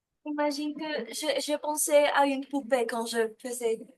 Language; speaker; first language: French; non-native, learner; Spanish